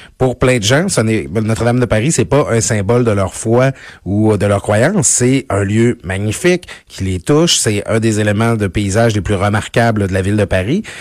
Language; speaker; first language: French; native; French